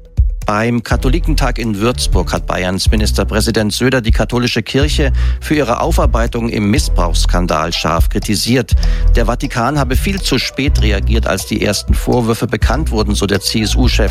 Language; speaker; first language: German; native; German